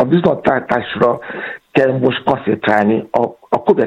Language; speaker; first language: Hungarian; non-native, fluent; Yoruba